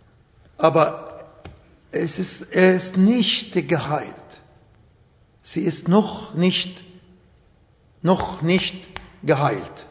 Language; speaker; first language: German; non-native, fluent; Arabic